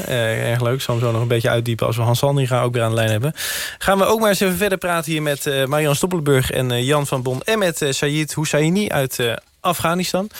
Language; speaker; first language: Dutch; native; Dutch